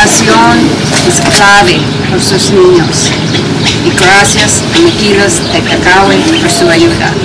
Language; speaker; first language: Spanish; non-native, fluent; English